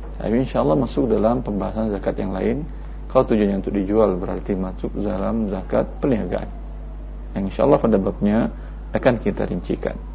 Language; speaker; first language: Indonesian; native; Indonesian